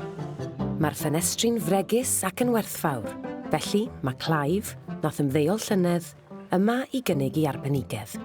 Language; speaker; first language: Welsh; native; Welsh